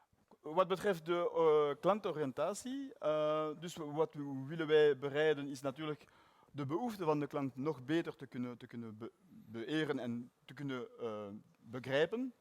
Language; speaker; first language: Dutch; non-native, learner; French